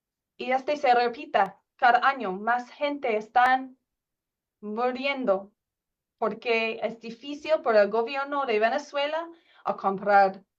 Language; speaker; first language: Spanish; non-native, learner; English